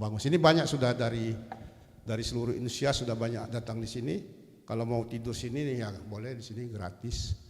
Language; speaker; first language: Indonesian; native; Indonesian